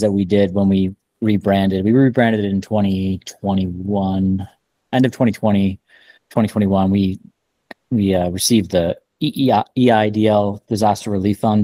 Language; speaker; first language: English; native; English